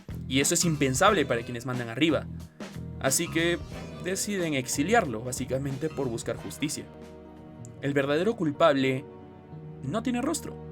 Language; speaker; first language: Spanish; native; Spanish